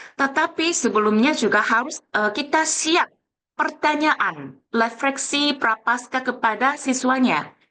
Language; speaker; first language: Indonesian; non-native, fluent; Korean